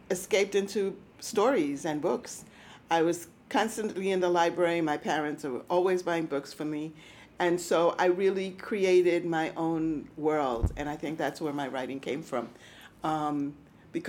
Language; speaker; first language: English; early bilingual, other home language; Spanish